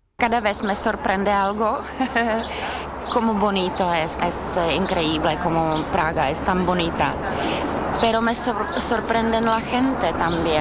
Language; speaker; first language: Spanish; non-native, learner; Czech